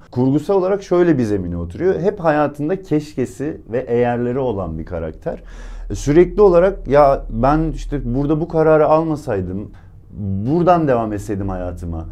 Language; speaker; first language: Turkish; native; Turkish